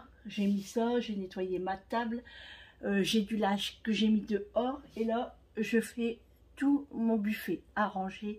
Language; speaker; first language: French; native; French